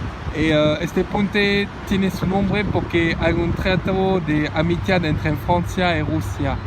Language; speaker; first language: Spanish; non-native, learner; French